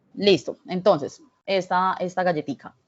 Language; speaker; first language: Spanish; native; Spanish